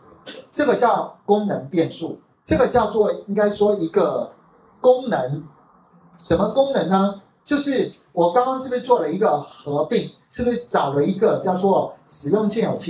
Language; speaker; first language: Chinese; native; Chinese